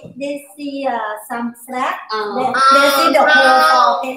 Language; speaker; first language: English; non-native, learner; Thai